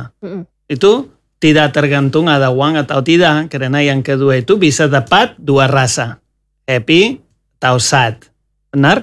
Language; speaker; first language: Indonesian; non-native, learner; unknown